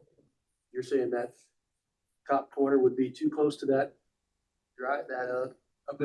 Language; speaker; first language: English; native; English